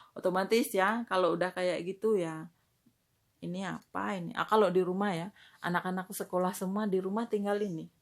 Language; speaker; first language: Indonesian; native; Indonesian